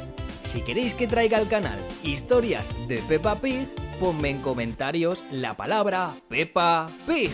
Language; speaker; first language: Spanish; native; Spanish